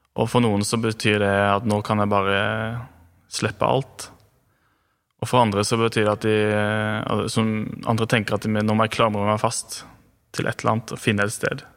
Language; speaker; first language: Norwegian; native; Norwegian